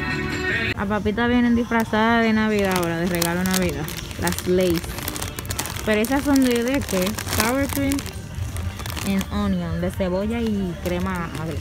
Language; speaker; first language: Spanish; native; Spanish